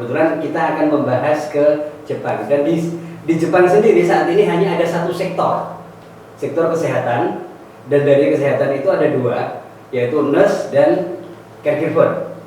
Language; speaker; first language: Indonesian; non-native, local second language; Javanese